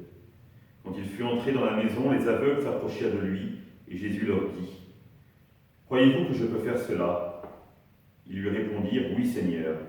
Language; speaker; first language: French; native; French